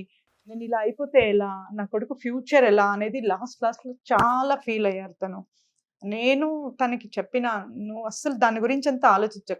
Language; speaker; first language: Telugu; native; Telugu